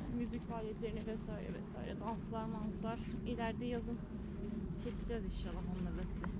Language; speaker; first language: Turkish; native; Turkish